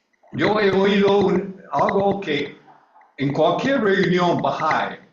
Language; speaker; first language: Spanish; non-native, learner; English